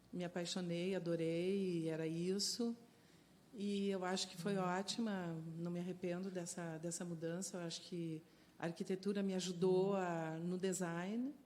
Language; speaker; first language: Portuguese; non-native, fluent; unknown